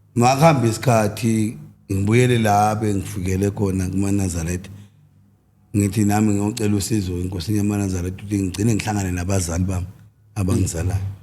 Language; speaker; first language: Zulu; native; Zulu